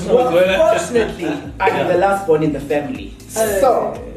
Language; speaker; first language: English; non-native, local second language; Zulu